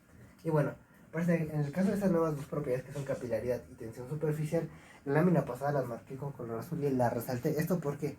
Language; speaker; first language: Spanish; native; Spanish